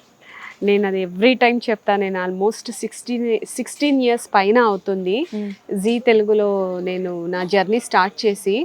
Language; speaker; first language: Telugu; non-native, fluent; Tamil